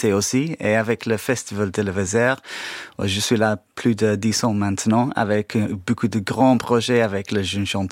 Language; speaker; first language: French; non-native, learner; English